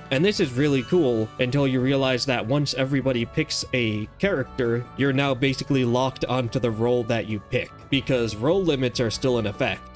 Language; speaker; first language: English; native; English